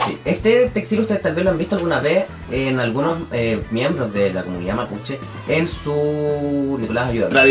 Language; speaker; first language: Spanish; native; Spanish